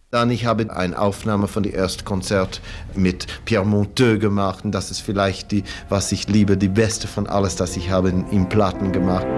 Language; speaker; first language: German; non-native, fluent; English